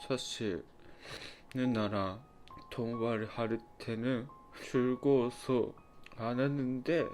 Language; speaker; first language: Korean; non-native, fluent; Japanese